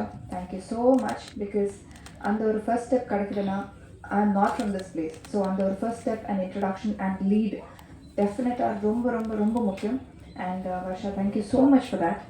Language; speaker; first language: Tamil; non-native, learner; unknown